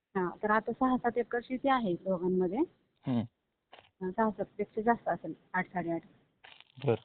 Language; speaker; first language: Marathi; native; Marathi